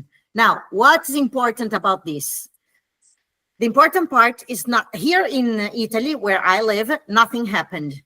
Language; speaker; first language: English; non-native, fluent; Italian